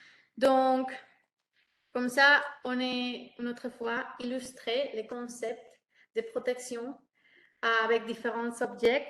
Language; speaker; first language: French; non-native, learner; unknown